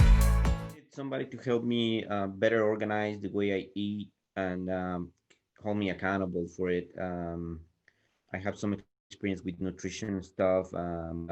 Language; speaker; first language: English; non-native, fluent; Spanish